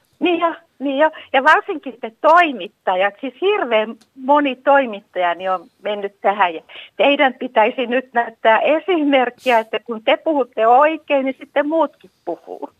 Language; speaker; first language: Finnish; native; Finnish